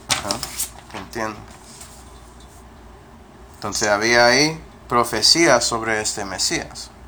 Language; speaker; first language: Spanish; non-native, fluent; English